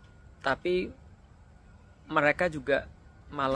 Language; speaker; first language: Indonesian; native; Indonesian